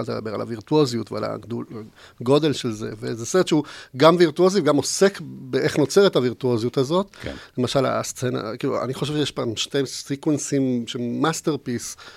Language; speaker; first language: Hebrew; non-native, fluent; Spanish